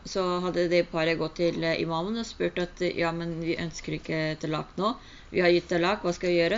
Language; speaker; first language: Norwegian; early bilingual, other home language; Urdu